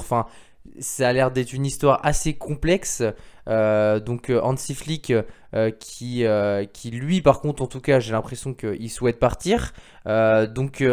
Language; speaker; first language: French; native; French